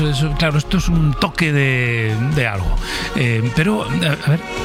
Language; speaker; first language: Spanish; native; Spanish